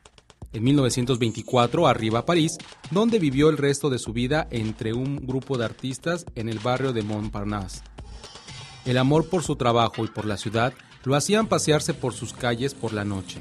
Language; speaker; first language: Spanish; native; Spanish